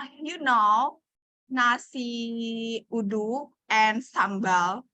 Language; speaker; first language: English; non-native, learner; Indonesian